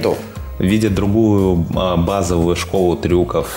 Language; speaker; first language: Russian; native; Russian